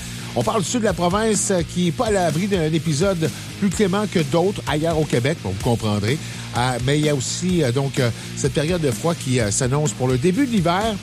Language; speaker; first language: French; native; French